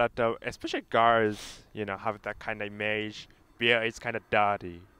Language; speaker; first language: English; non-native, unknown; Japanese